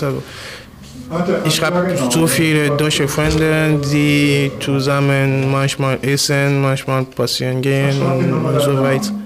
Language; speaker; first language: German; non-native, learner; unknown